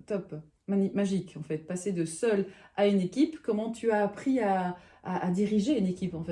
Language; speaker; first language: French; native; French